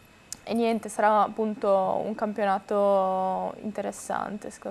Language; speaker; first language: Italian; native; Italian